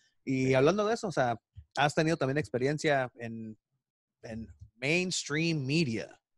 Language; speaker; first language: Spanish; native; Spanish